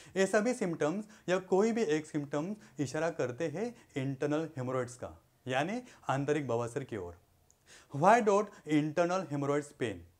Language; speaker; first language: Hindi; non-native, local second language; Marathi